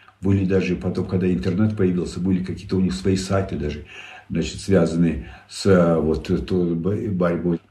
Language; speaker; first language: Russian; non-native, local second language; Tajik